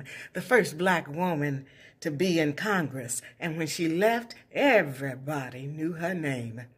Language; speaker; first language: English; native; English